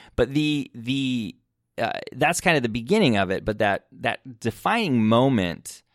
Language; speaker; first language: English; native; English